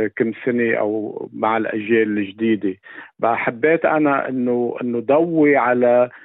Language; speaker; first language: Arabic; native; Arabic